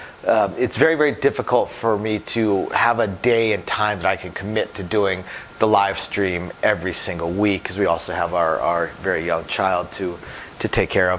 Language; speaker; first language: English; native; English